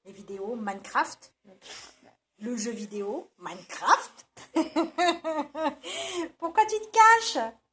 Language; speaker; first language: French; native; French